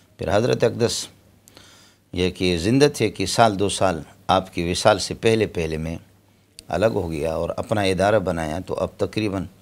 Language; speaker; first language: Urdu; non-native, local second language; Brahui